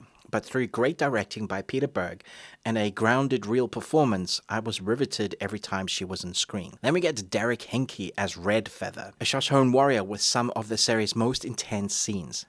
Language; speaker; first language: English; native; English